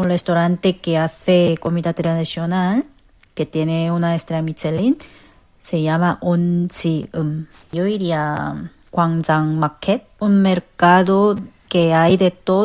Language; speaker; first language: Spanish; non-native, fluent; Korean